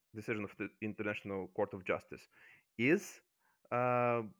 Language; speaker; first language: English; non-native, fluent; Azerbaijani